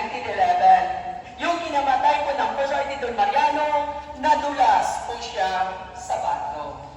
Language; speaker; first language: Filipino; non-native, local second language; Hiligaynon